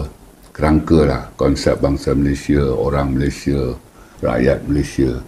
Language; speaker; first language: Malay; native; Malay